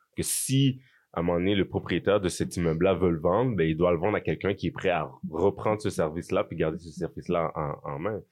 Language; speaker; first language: French; native; French